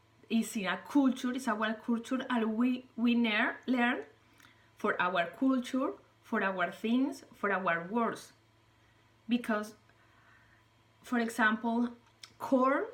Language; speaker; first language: English; non-native, learner; Spanish